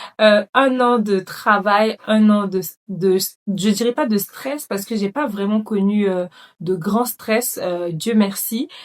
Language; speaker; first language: French; non-native, local second language; Dyula